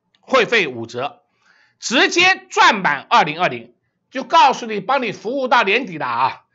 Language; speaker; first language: Chinese; native; Chinese